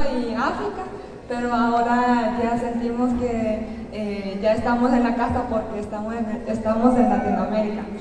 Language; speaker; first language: Spanish; non-native, learner; Korean